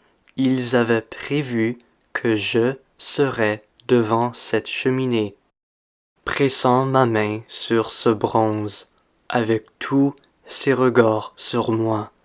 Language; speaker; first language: French; non-native, fluent; English